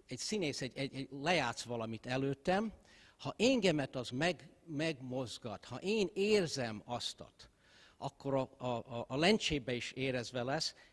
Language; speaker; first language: Hungarian; early bilingual, other home language; English